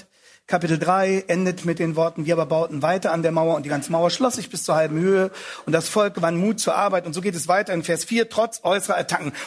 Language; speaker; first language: German; native; German